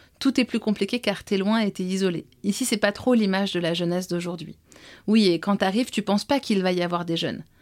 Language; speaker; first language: French; native; French